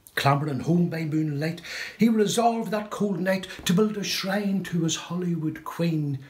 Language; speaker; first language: English; native; English